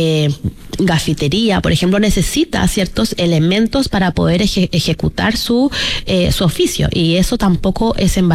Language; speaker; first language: Spanish; native; Spanish